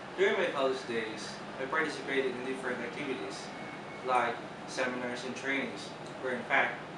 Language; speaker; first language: English; non-native, local second language; Bikol